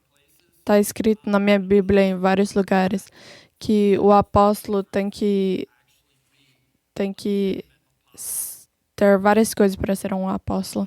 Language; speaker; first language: Portuguese; non-native, fluent; English